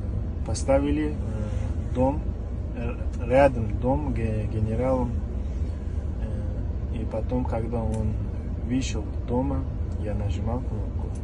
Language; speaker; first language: Russian; non-native, learner; Uzbek